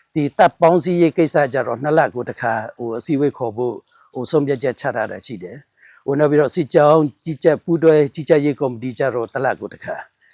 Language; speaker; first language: Burmese; non-native, local second language; Mon